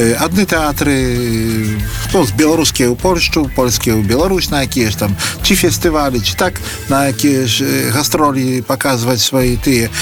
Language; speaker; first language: Belarusian; native; Belarusian